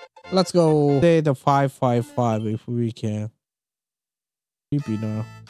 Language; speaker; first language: English; non-native, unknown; Japanese